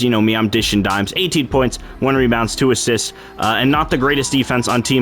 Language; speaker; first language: English; native; English